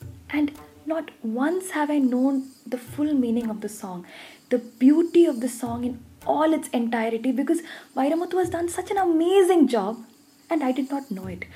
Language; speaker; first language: English; non-native, local second language; Tamil